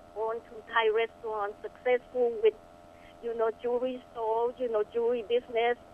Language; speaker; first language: English; non-native, fluent; Thai